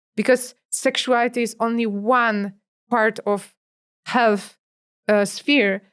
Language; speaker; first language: English; non-native, fluent; Polish